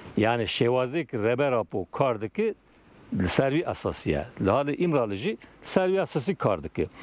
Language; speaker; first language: Kurdish; non-native, local second language; Turkish